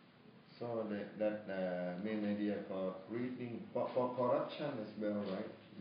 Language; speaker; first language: English; non-native, fluent; Thai